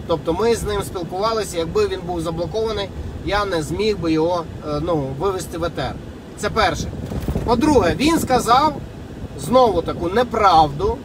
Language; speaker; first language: Ukrainian; non-native, local second language; Russian